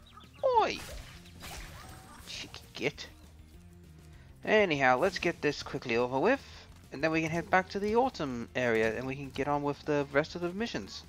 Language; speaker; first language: English; native; English